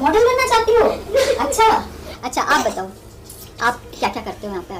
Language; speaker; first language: Hindi; native; Hindi